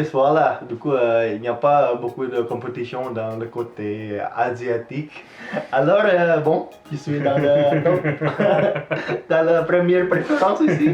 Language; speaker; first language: French; non-native, fluent; Indonesian